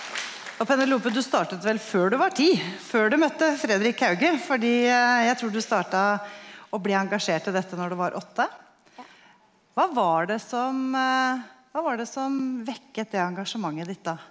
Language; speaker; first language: Norwegian; native; Norwegian